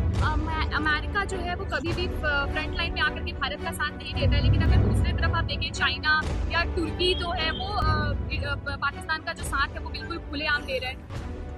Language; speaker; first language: Hindi; native; Hindi